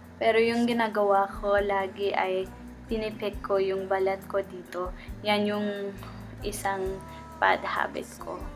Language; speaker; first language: Filipino; early bilingual, heritage; Filipino